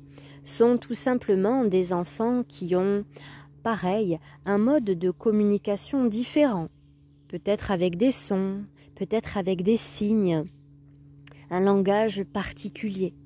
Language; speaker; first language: French; native; French